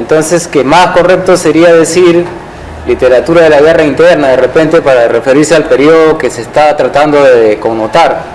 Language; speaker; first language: Spanish; native; Spanish